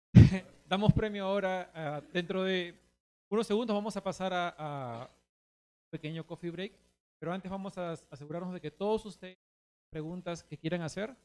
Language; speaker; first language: Spanish; native; Spanish